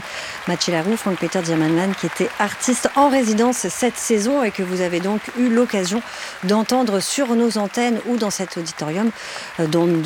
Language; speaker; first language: French; native; French